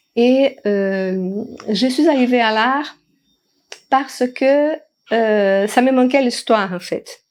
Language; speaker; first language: French; non-native, fluent; Portuguese